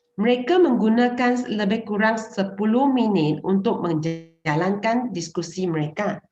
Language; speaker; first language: Malay; non-native, local second language; Chinese